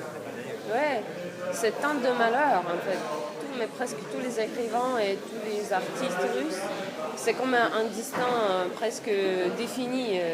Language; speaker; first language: French; non-native, fluent; Russian